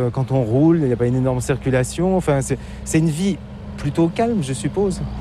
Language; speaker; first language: French; native; French